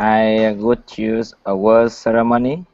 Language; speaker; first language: English; non-native, learner; Vietnamese